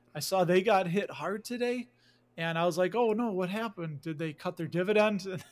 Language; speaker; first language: English; native; English